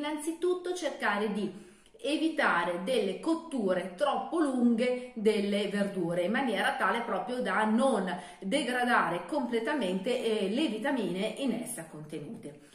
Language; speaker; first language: Italian; native; Italian